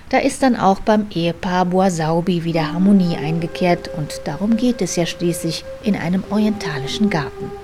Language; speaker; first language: German; native; German